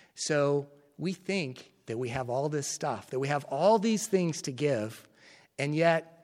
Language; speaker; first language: English; native; English